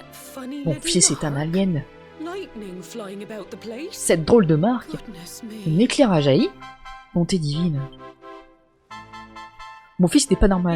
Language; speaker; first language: French; native; French